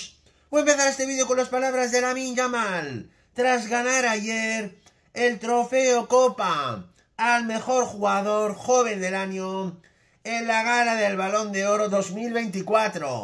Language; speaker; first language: Spanish; native; Spanish